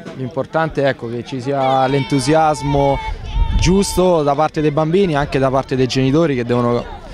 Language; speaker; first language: Italian; native; Italian